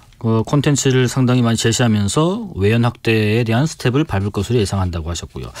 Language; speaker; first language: Korean; native; Korean